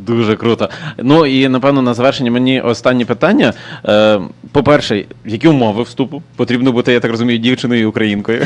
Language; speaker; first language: Ukrainian; native; Ukrainian